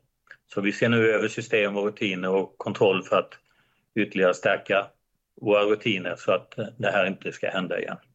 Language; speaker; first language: Swedish; native; Swedish